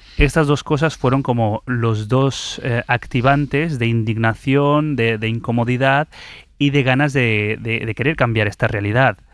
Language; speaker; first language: Spanish; early bilingual, other home language; Arabic